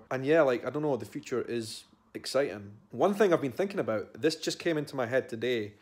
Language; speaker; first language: English; native; English